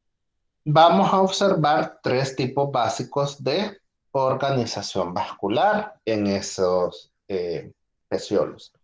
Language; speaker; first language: Spanish; native; Spanish